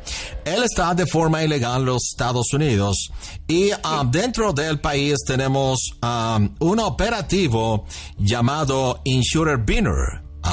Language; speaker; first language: Spanish; non-native, fluent; English